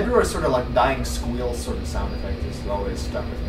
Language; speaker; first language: English; native; English